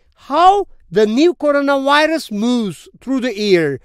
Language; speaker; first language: English; non-native, fluent; Turkish